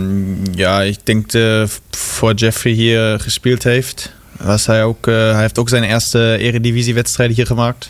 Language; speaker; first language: Dutch; non-native, fluent; German